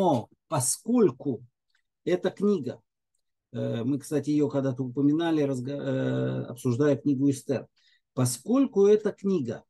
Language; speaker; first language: Russian; native; Russian